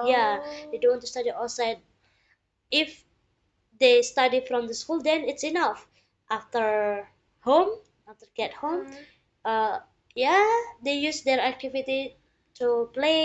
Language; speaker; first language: English; non-native, learner; Indonesian